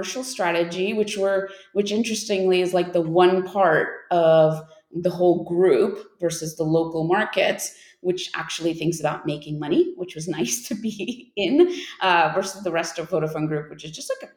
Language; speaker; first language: English; native; English